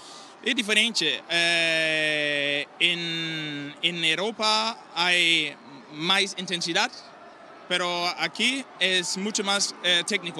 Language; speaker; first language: Portuguese; non-native, learner; Danish